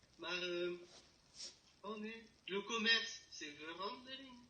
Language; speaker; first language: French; non-native, learner; Dutch